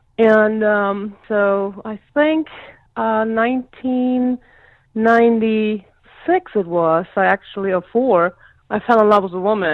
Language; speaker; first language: English; non-native, fluent; German